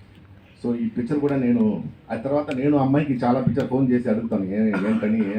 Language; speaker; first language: Telugu; non-native, fluent; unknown